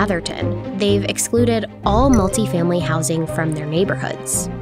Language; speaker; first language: English; native; English